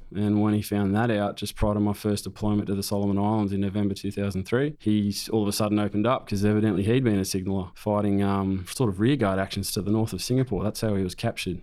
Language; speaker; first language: English; native; English